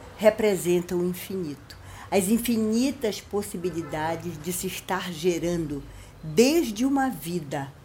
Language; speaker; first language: Portuguese; native; Portuguese